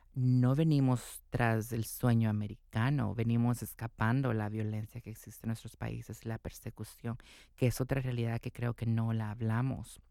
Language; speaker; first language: Spanish; native; Spanish